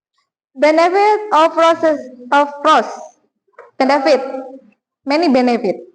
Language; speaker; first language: English; non-native, learner; Indonesian